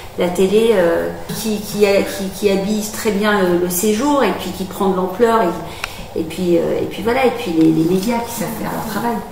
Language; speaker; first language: French; early bilingual, other home language; Arabic